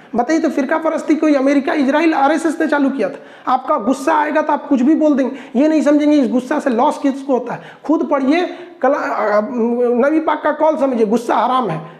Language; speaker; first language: Hindi; native; Hindi